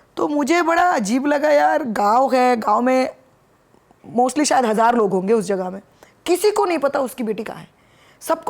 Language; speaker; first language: Hindi; non-native, local second language; Bangla